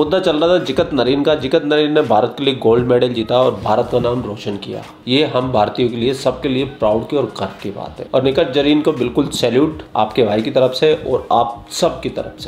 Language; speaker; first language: Hindi; native; Hindi